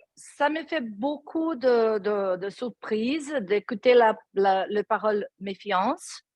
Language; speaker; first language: French; non-native, learner; Portuguese